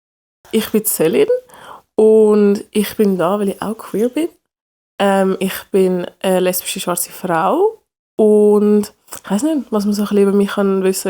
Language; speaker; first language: German; early bilingual, other home language; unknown